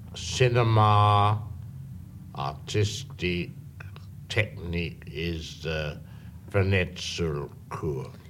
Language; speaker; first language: English; native; English